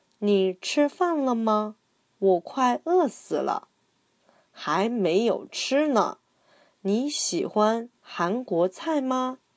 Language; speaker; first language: Chinese; non-native, fluent; Korean